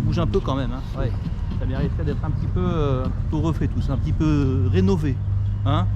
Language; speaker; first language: French; native; French